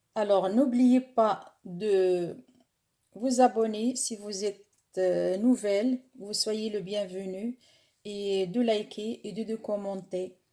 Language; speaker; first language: French; non-native, local second language; Arabic